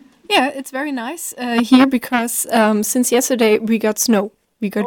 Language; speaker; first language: English; non-native, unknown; German